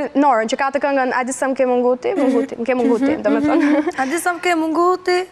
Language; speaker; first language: Albanian; native; Albanian